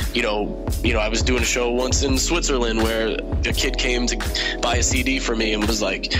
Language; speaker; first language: English; native; English